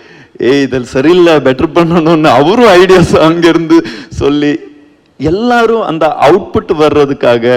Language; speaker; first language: Tamil; non-native, learner; Kannada